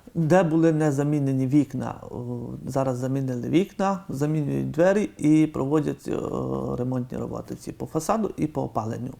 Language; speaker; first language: Ukrainian; native; Ukrainian